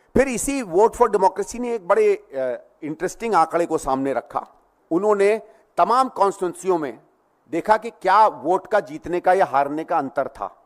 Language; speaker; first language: Hindi; native; Hindi